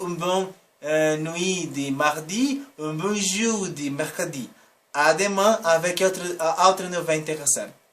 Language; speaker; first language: French; non-native, learner; Portuguese